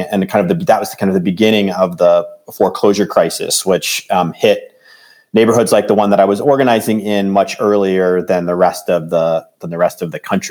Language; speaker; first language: English; native; English